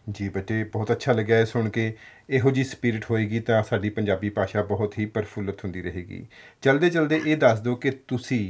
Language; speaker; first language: Punjabi; native; Punjabi